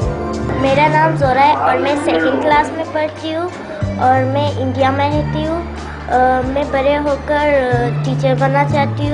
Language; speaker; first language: Hindi; early bilingual, other home language; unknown